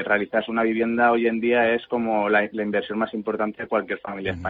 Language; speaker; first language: Spanish; native; Spanish